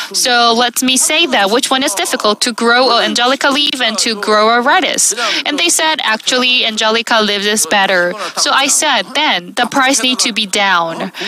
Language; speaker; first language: English; non-native, fluent; Korean